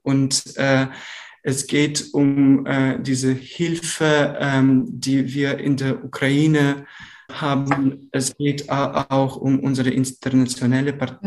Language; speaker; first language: German; non-native, learner; Ukrainian